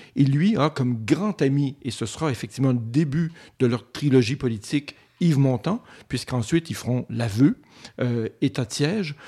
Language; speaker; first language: French; native; French